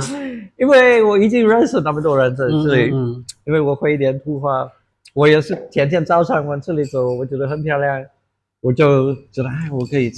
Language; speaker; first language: Chinese; non-native, fluent; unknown